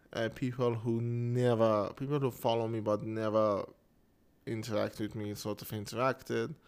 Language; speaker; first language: English; non-native, fluent; Persian